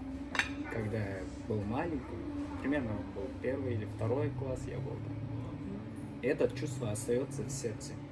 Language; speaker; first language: Russian; non-native, local second language; Kyrgyz